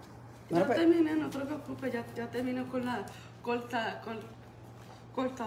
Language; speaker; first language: Spanish; early bilingual, heritage; Spanish